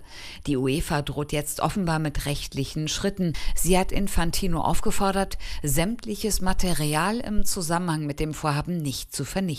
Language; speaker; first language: German; native; German